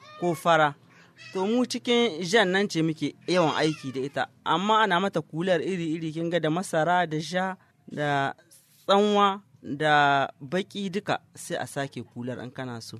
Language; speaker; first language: Hausa; non-native, local second language; Tamasheq